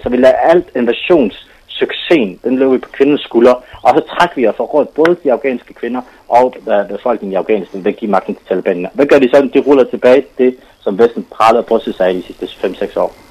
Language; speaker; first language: Danish; non-native, fluent; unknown